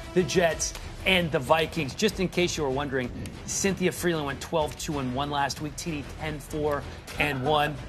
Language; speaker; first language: English; native; English